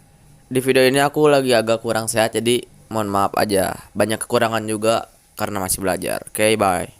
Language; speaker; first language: Indonesian; non-native, local second language; Sundanese